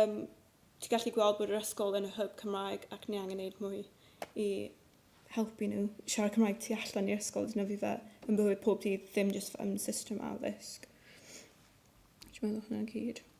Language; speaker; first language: Welsh; non-native, local second language; English